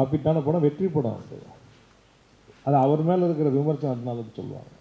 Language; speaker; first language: Tamil; native; Tamil